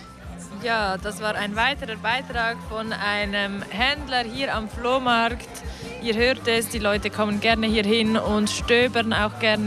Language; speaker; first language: German; native; German